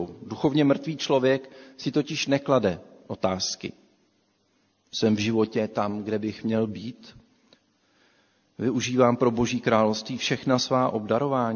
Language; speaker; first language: Czech; native; Czech